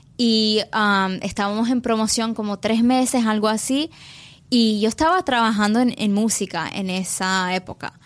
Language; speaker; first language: Spanish; early bilingual, heritage; English